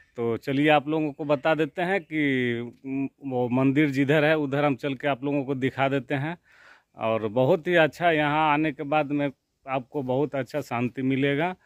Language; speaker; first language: Hindi; native; Hindi